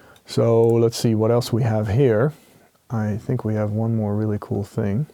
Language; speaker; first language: English; non-native, fluent; Dutch